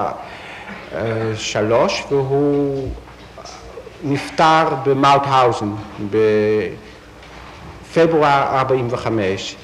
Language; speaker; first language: Hebrew; non-native, fluent; Dutch